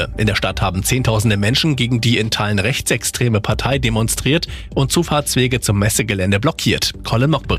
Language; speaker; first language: German; native; German